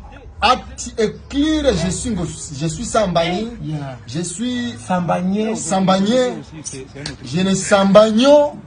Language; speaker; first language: French; non-native, learner; Rundi